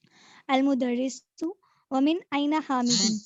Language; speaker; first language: Arabic; non-native, learner; Urdu